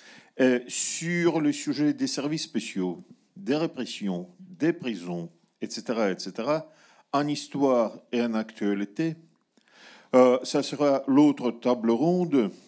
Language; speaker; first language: French; non-native, learner; Russian